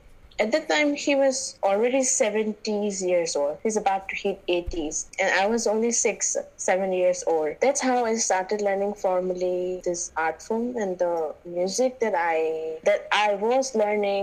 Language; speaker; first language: English; non-native, local second language; Manipuri